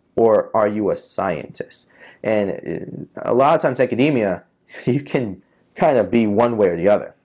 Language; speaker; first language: English; native; English